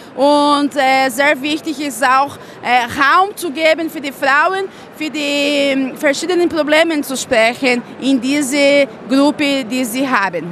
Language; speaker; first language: German; non-native, fluent; Portuguese